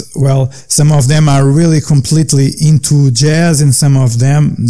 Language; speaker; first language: English; non-native, learner; Portuguese